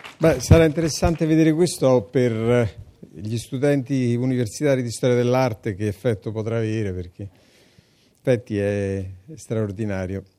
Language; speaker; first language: Italian; native; Italian